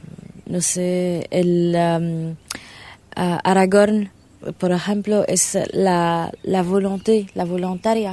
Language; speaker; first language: Spanish; non-native, learner; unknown